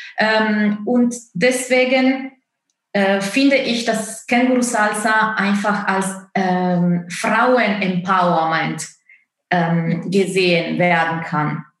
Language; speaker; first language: German; non-native, fluent; Italian